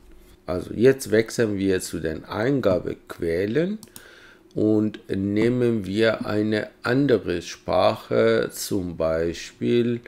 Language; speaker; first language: German; non-native, fluent; Persian